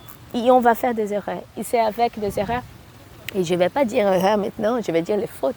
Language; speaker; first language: French; non-native, fluent; Portuguese